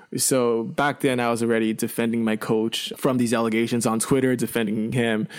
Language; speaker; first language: English; early bilingual, other home language; Chinese